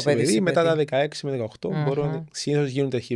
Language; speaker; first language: Greek; native; Greek